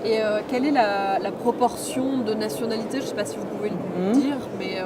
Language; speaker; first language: French; native; French